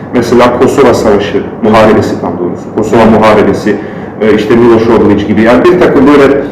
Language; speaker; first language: Turkish; non-native, fluent; Bosnian